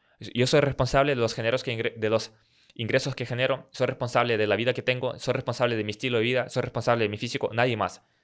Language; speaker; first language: Spanish; early bilingual, other home language; Russian